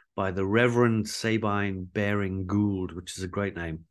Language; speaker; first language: English; native; English